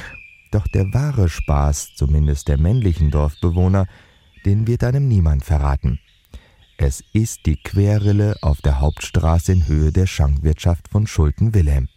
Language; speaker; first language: German; native; German